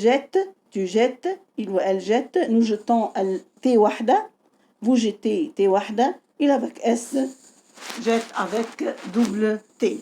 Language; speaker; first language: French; non-native, fluent; Arabic